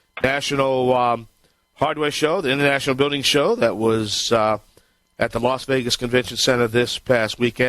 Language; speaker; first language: English; native; English